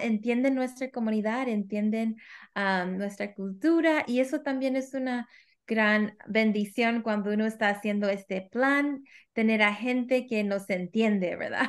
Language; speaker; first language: Spanish; early bilingual, heritage; Spanish